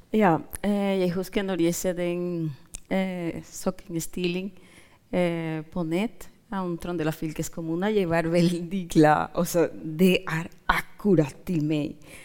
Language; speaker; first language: Norwegian; non-native, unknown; Spanish